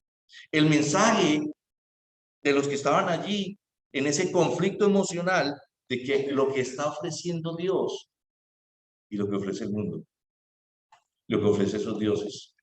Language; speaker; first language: Spanish; native; Spanish